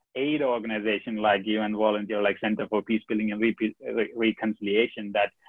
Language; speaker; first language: English; non-native, local second language; Tamil